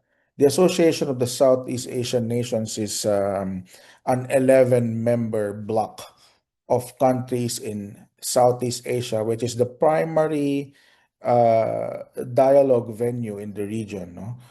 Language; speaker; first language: English; non-native, local second language; Filipino